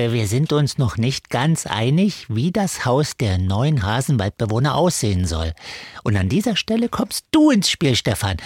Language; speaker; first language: German; native; German